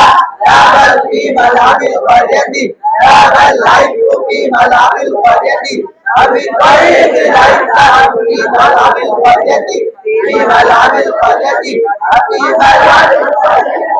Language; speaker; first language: Arabic; non-native, learner; Bangla